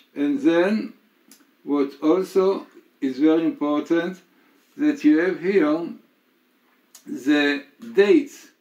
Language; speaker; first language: English; non-native, fluent; Hebrew